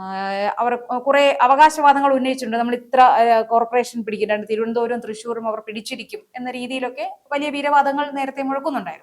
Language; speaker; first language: Malayalam; native; Malayalam